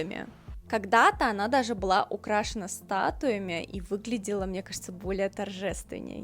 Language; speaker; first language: Russian; native; Russian